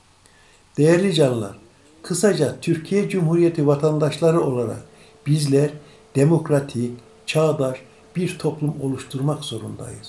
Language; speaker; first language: Turkish; native; Turkish